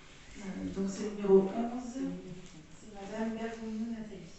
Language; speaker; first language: French; native; French